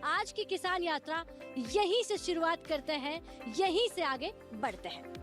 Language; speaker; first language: Hindi; native; Hindi